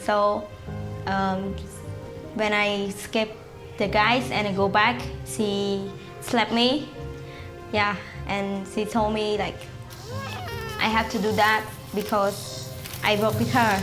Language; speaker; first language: English; non-native, learner; Khmer